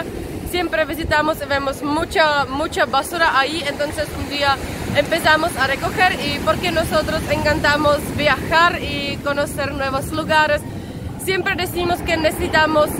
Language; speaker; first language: Spanish; non-native, learner; Czech